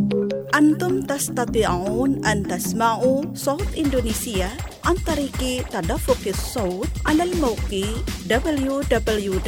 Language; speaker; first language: Arabic; non-native, fluent; Indonesian